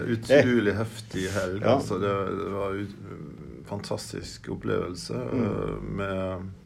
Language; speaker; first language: Norwegian; native; Norwegian